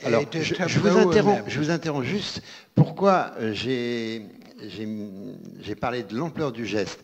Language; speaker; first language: French; native; French